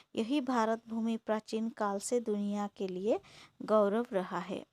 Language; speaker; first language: Hindi; non-native, local second language; Assamese